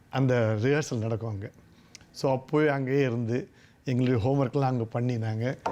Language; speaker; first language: Tamil; native; Tamil